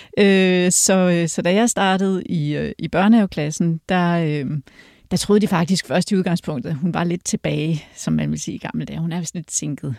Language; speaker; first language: Danish; early bilingual, other home language; Polish